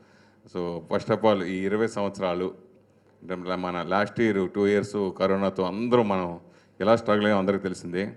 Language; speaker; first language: Telugu; native; Telugu